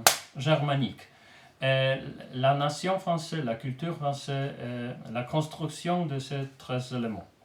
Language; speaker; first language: French; non-native, learner; Polish